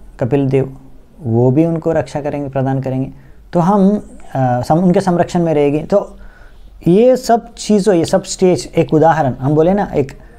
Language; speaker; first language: Hindi; non-native, local second language; Bangla